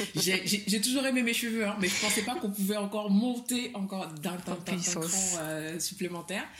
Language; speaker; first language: French; non-native, local second language; Soninke